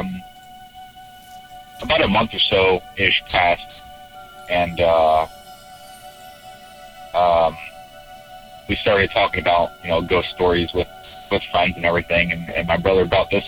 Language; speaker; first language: English; native; English